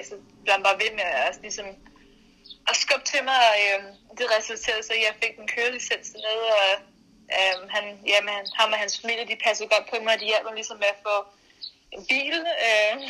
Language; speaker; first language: Danish; native; Danish